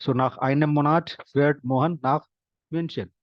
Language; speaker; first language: German; non-native, fluent; Hindi